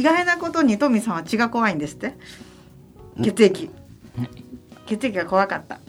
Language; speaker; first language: Japanese; native; Japanese